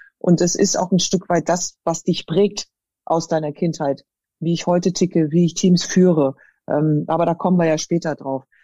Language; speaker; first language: German; native; German